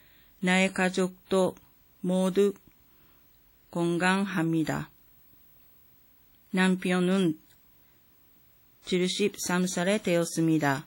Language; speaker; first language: Korean; non-native, learner; Japanese